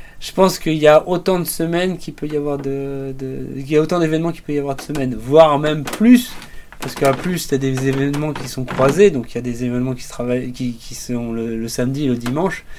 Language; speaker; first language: French; native; French